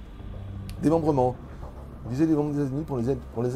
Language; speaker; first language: French; native; French